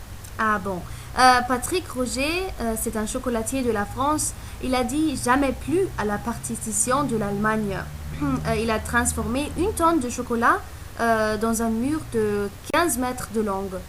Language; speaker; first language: French; non-native, learner; German